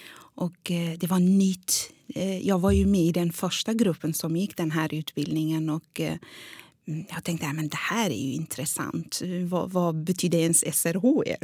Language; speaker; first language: Swedish; non-native, fluent; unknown